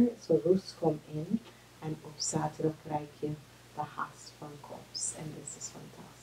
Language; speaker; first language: Dutch; non-native, fluent; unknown